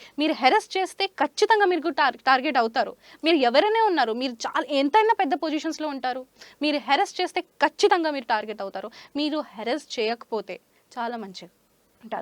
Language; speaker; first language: Telugu; non-native, learner; Hindi